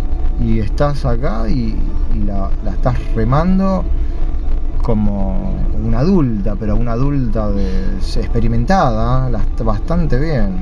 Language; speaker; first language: Spanish; native; Spanish